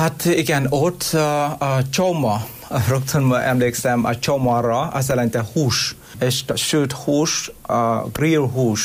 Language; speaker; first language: Hungarian; non-native, learner; Vietnamese